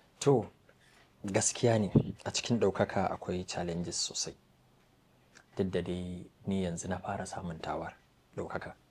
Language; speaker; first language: Hausa; non-native, local second language; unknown